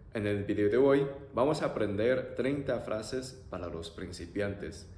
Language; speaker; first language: Spanish; non-native, fluent; English